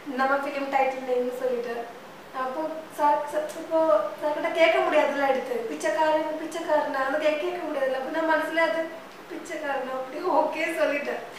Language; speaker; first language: Tamil; non-native, learner; Malayalam